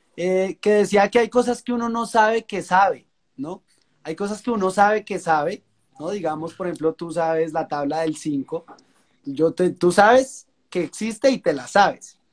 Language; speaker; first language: Spanish; native; Spanish